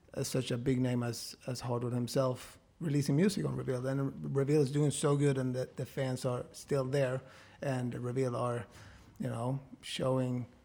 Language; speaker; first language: English; non-native, fluent; Swedish